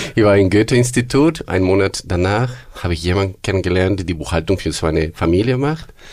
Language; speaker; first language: German; non-native, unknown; Spanish